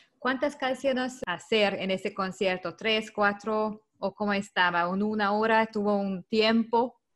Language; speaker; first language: Spanish; non-native, learner; Hungarian